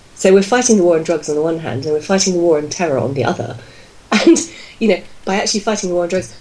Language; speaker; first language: English; native; English